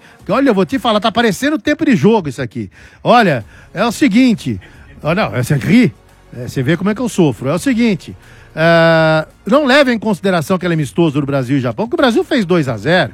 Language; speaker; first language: Portuguese; native; Portuguese